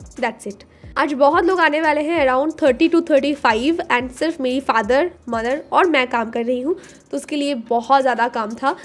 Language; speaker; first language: Hindi; non-native, local second language; Bangla